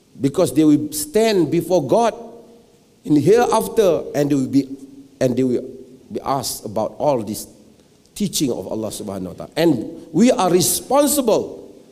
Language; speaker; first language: English; non-native, local second language; Malay